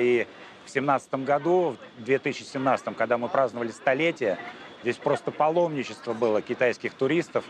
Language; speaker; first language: Russian; native; Russian